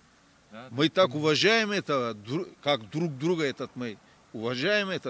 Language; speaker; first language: Russian; non-native, learner; Turkish